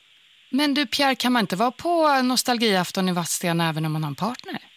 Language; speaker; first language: Swedish; native; Swedish